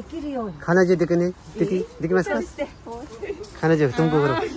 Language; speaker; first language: Japanese; non-native, learner; Nepali